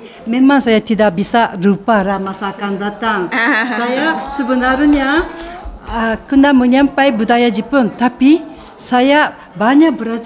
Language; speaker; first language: Indonesian; non-native, fluent; Japanese